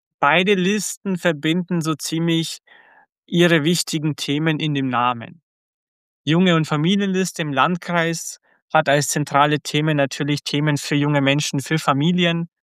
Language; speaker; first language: German; early bilingual, other home language; Croatian